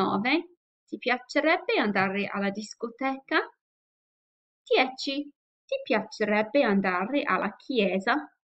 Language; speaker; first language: Italian; non-native, fluent; English